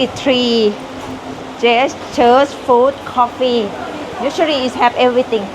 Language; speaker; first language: English; non-native, learner; Thai